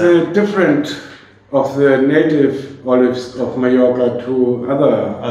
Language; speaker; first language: English; non-native, fluent; German